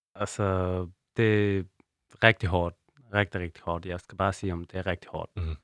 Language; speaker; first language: Danish; non-native, learner; Persian